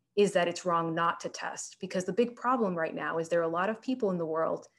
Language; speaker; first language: English; native; English